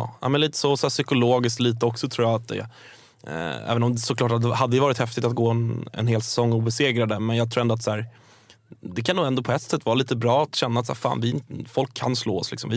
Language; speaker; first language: Swedish; native; Swedish